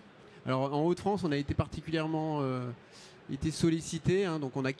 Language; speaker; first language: French; native; French